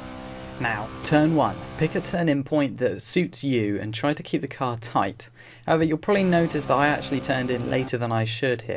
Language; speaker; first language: English; native; English